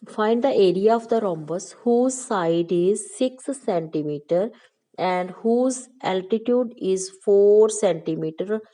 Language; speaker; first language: English; non-native, local second language; Punjabi